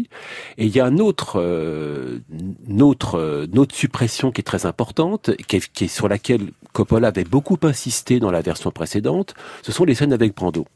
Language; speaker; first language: French; native; French